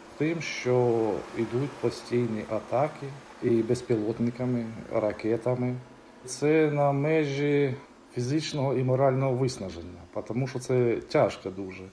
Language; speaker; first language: Ukrainian; native; Ukrainian